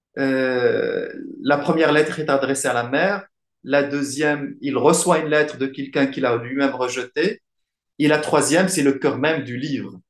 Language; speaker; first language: French; non-native, local second language; Arabic